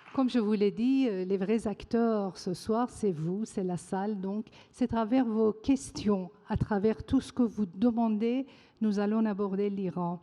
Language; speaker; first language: French; non-native, fluent; Persian